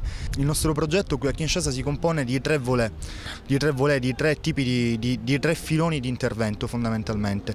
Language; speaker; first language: Italian; native; Italian